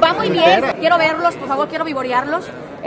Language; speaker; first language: Spanish; native; Spanish